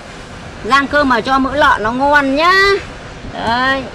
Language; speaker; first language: Vietnamese; native; Vietnamese